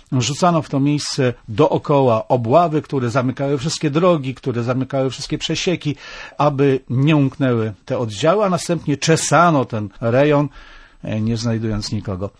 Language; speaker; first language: Polish; native; Polish